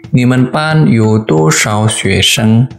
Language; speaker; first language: Chinese; non-native, fluent; Indonesian